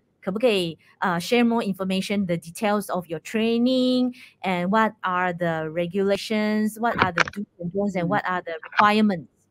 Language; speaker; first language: English; non-native, local second language; Chinese